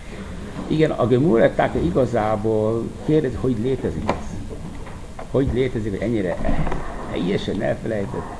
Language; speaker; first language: Hungarian; non-native, fluent; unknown